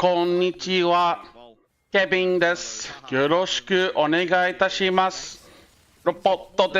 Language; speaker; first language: Japanese; early bilingual, heritage; Japanese